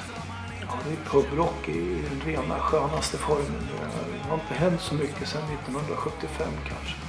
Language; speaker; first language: Swedish; native; Swedish